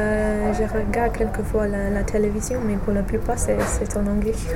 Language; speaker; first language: French; non-native, fluent; English